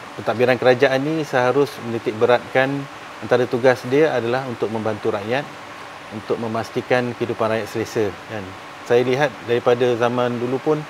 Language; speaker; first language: Malay; native; Malay